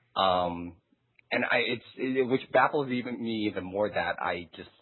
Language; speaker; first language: English; early bilingual, other home language; Chinese